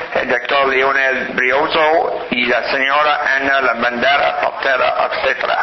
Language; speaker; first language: Spanish; non-native, learner; English